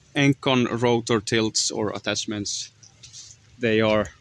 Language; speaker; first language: English; non-native, learner; Swedish